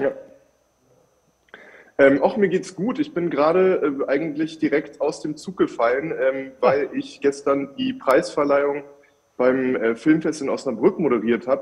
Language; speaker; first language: German; native; German